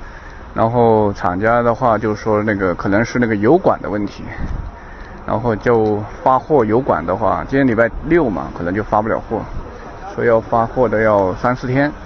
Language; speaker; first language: Chinese; native; Chinese